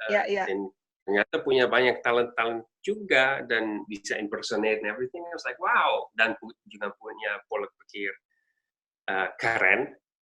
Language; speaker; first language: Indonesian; non-native, learner; Dutch